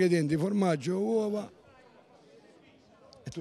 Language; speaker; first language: Italian; native; Italian